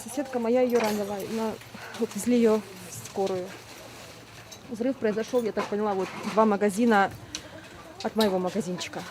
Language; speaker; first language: Russian; native; Russian